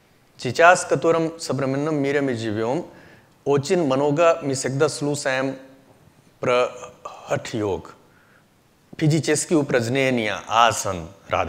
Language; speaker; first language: Russian; non-native, learner; Hindi